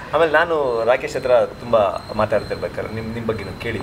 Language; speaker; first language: Kannada; native; Kannada